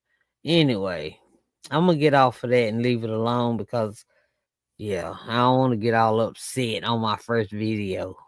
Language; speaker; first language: English; native; English